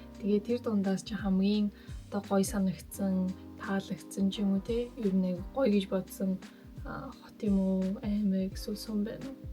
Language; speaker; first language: Mongolian; native; Mongolian